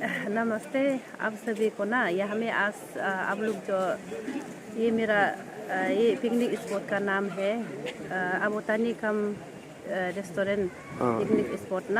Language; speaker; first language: Hindi; non-native, local second language; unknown